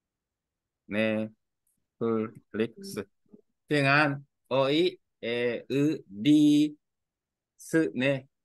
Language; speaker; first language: Vietnamese; non-native, learner; Korean